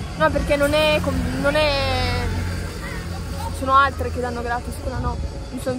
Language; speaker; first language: Italian; native; Italian